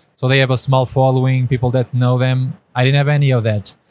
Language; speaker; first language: English; non-native, fluent; Portuguese